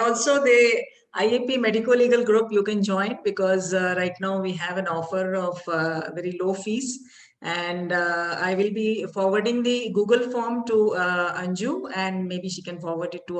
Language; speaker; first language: English; non-native, local second language; Malayalam